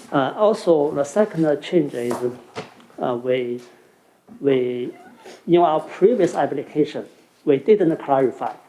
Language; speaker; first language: English; non-native, fluent; Chinese